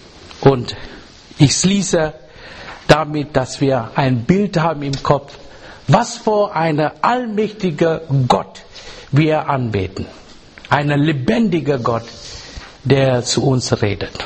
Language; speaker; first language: German; non-native, learner; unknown